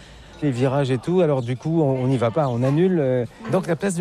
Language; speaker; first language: French; native; French